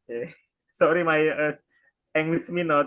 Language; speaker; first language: English; non-native, learner; Indonesian